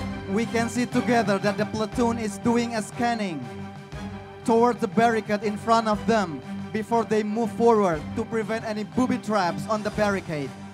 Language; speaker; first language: English; non-native, fluent; Indonesian